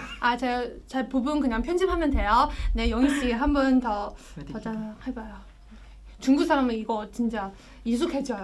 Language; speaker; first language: Korean; non-native, learner; Chinese